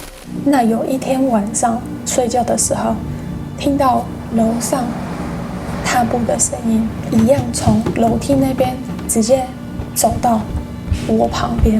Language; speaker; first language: Chinese; non-native, fluent; English